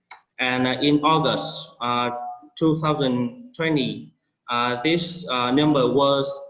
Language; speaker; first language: English; non-native, fluent; Vietnamese